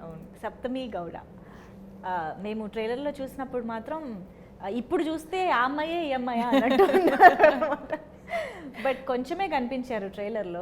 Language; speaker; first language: Telugu; native; Telugu